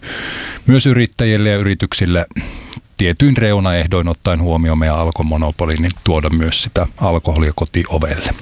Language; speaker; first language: Finnish; native; Finnish